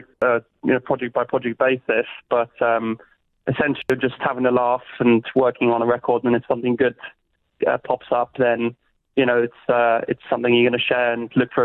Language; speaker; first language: English; native; English